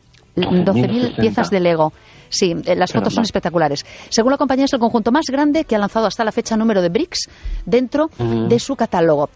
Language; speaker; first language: Spanish; native; Spanish